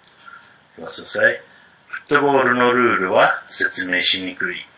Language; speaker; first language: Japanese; non-native, fluent; English